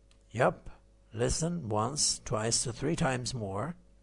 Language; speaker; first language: English; non-native, fluent; Persian